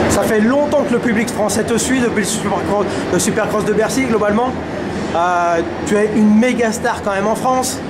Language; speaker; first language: French; native; French